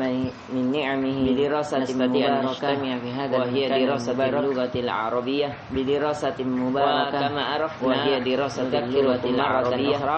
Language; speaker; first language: Arabic; non-native, fluent; Indonesian